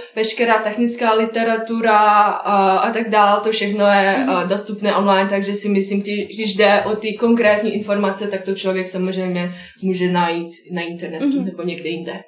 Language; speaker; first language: Czech; non-native, fluent; Bosnian